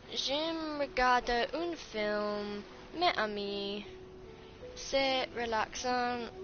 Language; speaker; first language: French; non-native, learner; English